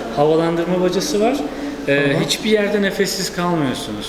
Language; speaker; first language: Turkish; native; Turkish